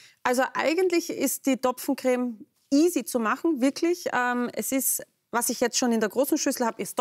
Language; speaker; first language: German; native; German